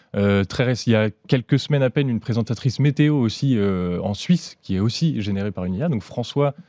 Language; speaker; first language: French; native; French